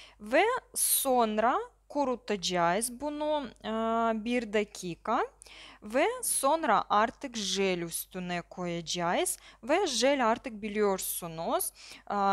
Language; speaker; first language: Turkish; non-native, learner; Russian